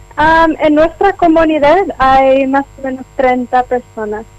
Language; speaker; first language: Spanish; non-native, fluent; Urdu